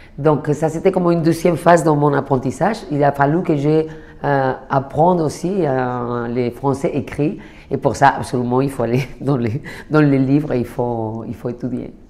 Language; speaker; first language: French; non-native, fluent; Spanish